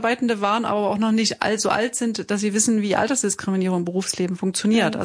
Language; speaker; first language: German; native; German